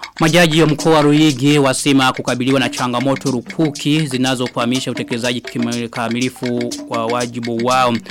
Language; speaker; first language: Swahili; non-native, local second language; Rundi